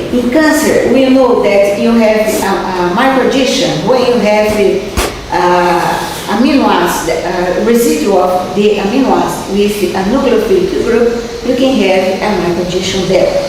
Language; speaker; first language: English; non-native, fluent; Portuguese